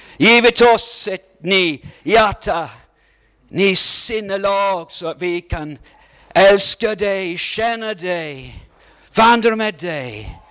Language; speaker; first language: Swedish; non-native, learner; English